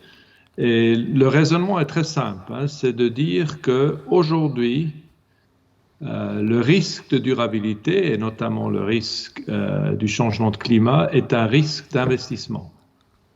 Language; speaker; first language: French; non-native, local second language; German